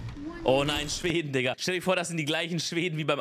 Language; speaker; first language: German; native; German